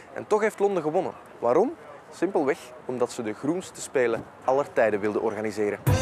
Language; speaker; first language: Dutch; native; Dutch